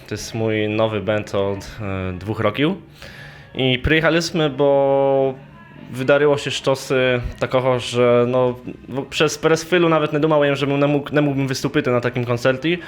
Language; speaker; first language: Polish; non-native, local second language; Rusyn